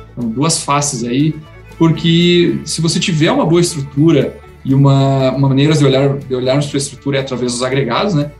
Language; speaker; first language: Portuguese; non-native, fluent; English